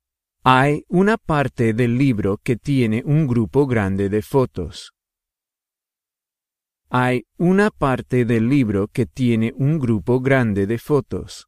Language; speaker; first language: Spanish; non-native, fluent; English